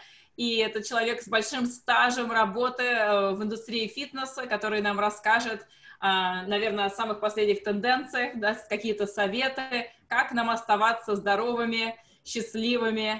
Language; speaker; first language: Russian; native; Russian